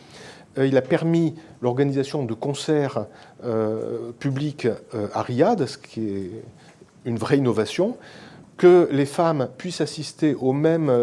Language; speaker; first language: French; native; French